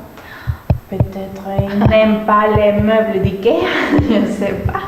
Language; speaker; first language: French; non-native, learner; Spanish